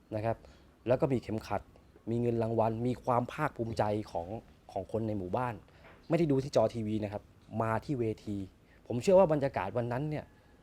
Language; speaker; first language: Thai; native; Thai